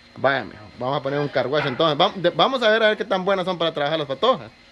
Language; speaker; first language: Spanish; native; Spanish